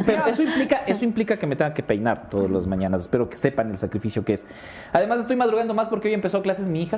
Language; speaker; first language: Spanish; native; Spanish